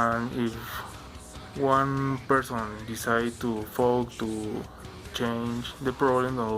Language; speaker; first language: English; non-native, learner; Spanish